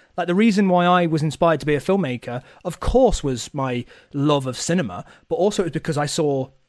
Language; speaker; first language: English; native; English